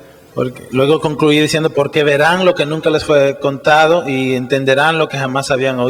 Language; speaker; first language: Spanish; native; Spanish